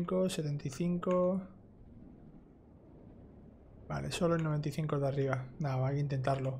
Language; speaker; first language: Spanish; native; Spanish